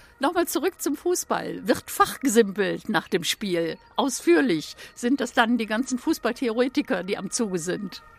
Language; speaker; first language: German; native; German